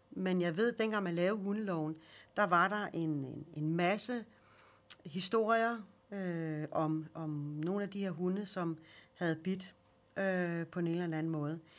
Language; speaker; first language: Danish; early bilingual, other home language; Swedish